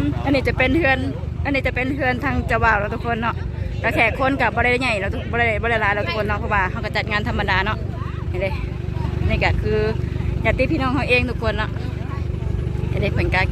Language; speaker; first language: Thai; non-native, local second language; Lao